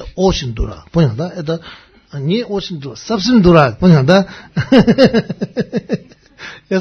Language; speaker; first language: Russian; non-native, learner; Tibetan